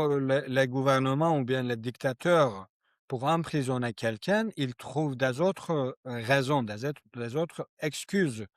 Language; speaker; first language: French; non-native, learner; Kurdish